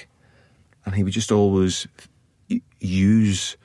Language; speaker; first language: English; native; English